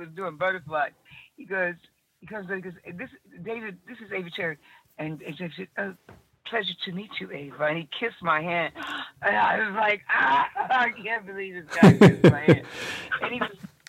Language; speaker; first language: English; native; English